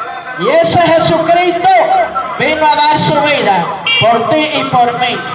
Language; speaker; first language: Spanish; native; Spanish